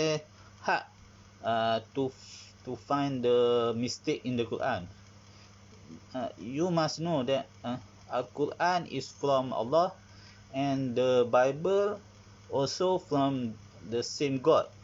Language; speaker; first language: English; non-native, learner; Malay